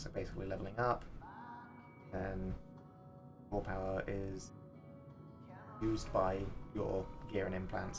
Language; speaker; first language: English; native; English